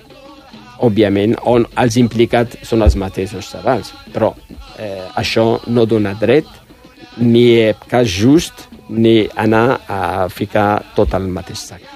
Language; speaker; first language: Catalan; early bilingual, other home language; Riffian